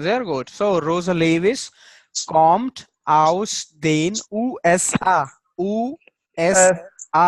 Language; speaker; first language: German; non-native, fluent; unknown